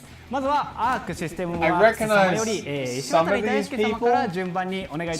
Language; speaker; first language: Japanese; native; Japanese